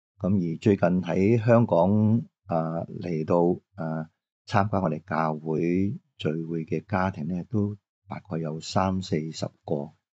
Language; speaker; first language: Cantonese; native; Cantonese